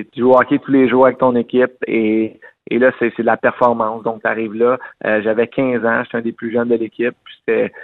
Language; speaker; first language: French; native; French